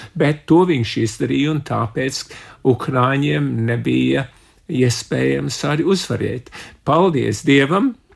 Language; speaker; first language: Latvian; early bilingual, heritage; Latvian